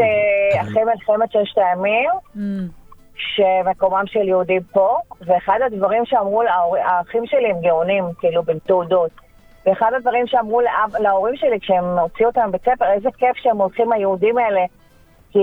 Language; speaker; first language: Hebrew; early bilingual, other home language; French